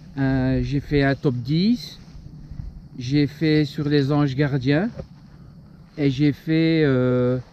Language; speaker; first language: French; native; French